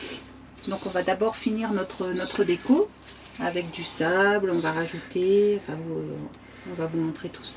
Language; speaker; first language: French; native; French